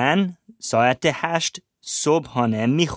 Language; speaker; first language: Persian; non-native, learner; English